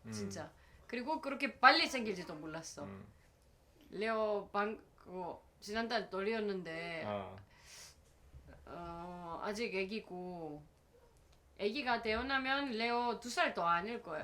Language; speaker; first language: Korean; non-native, learner; Greek